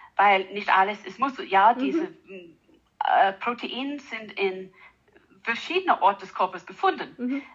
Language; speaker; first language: German; non-native, fluent; English